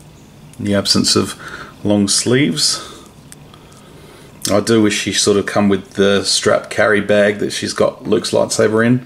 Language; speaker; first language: English; native; English